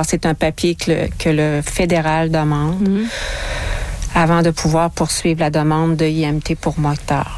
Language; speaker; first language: French; native; French